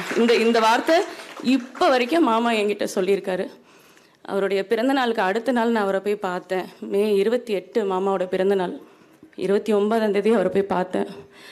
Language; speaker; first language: Tamil; native; Tamil